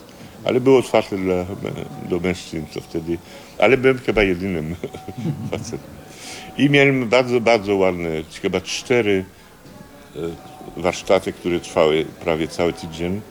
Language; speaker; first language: Polish; early bilingual, heritage; Polish